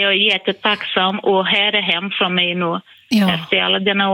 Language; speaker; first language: Swedish; non-native, fluent; Portuguese